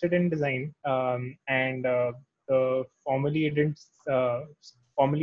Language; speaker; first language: English; non-native, local second language; Hindi